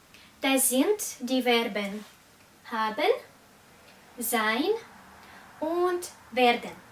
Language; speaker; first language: German; non-native, fluent; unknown